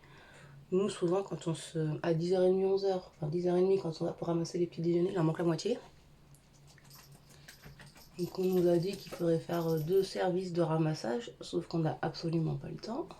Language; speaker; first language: French; native; French